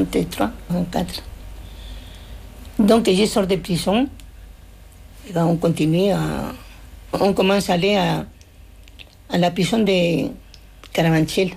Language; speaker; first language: French; non-native, fluent; Spanish